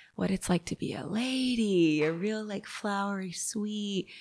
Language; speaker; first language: English; native; English